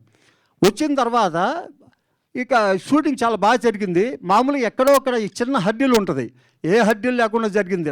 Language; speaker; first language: Telugu; native; Telugu